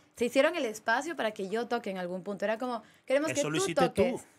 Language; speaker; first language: Spanish; native; Spanish